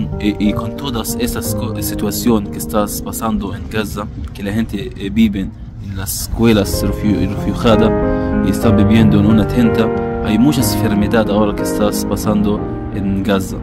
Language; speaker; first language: Spanish; non-native, fluent; Arabic